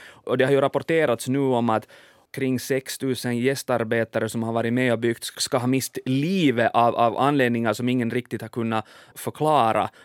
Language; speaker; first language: Swedish; native; Swedish